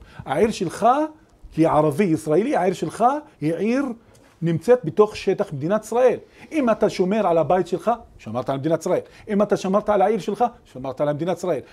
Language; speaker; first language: Hebrew; non-native, local second language; Arabic